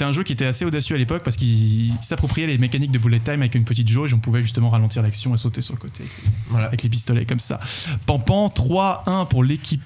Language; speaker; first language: French; native; French